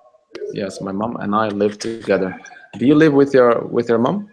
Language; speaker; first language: English; non-native, fluent; Russian